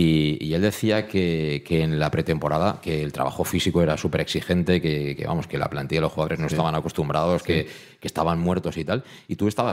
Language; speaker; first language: Spanish; native; Spanish